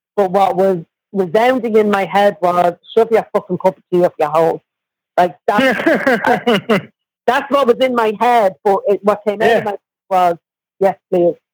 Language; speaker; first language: English; native; English